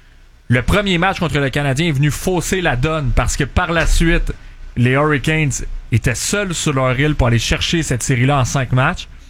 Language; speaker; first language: French; native; French